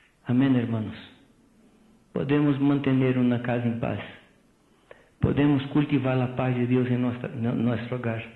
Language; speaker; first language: Spanish; non-native, fluent; Portuguese